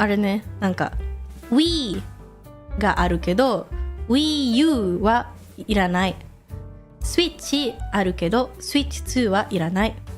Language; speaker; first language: Japanese; non-native, fluent; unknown